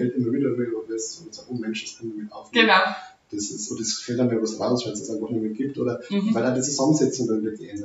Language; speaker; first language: German; native; German